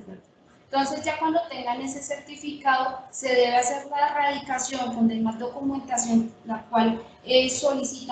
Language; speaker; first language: Spanish; native; Spanish